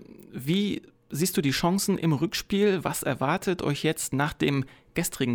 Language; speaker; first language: German; native; German